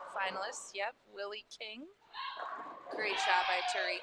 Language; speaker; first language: English; native; English